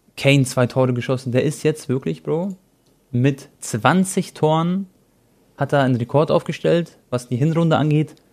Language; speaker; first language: German; early bilingual, other home language; Croatian